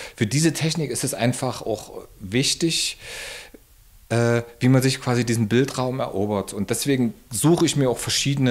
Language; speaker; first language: German; native; German